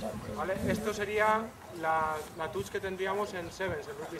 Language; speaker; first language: Spanish; native; Spanish